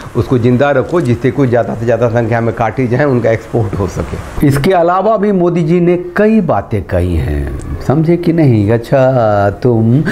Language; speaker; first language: Hindi; native; Hindi